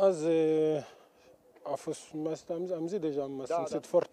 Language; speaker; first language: Romanian; non-native, learner; French